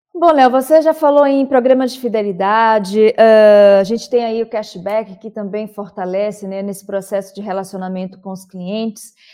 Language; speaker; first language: Portuguese; native; Portuguese